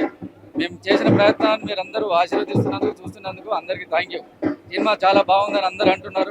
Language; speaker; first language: Telugu; native; Telugu